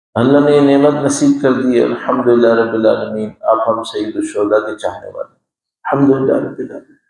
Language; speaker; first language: Urdu; native; Urdu